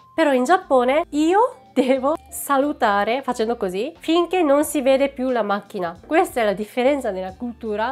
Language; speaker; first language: Italian; non-native, fluent; Japanese